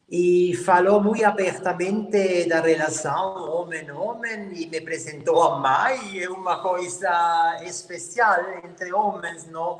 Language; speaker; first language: Portuguese; non-native, fluent; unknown